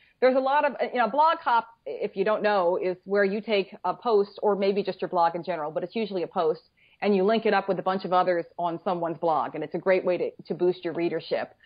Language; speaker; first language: English; native; English